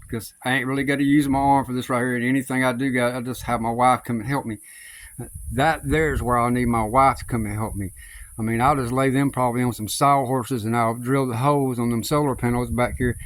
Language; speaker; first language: English; native; English